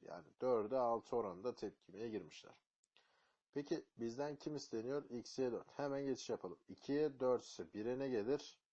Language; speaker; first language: Turkish; native; Turkish